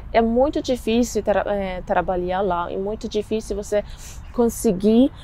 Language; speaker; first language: Portuguese; non-native, learner; Persian